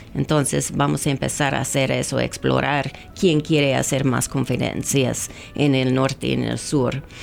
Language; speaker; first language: Spanish; non-native, fluent; English